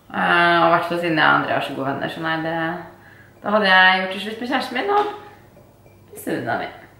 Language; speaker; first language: Norwegian; native; Norwegian